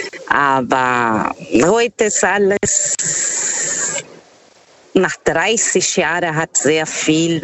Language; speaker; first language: German; non-native, fluent; Portuguese